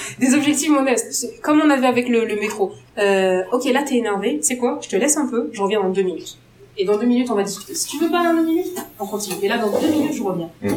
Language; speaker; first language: French; non-native, local second language; Arabic